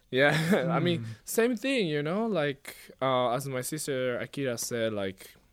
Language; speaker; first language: English; non-native, fluent; Japanese